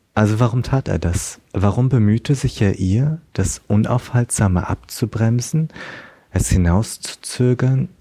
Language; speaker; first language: German; native; German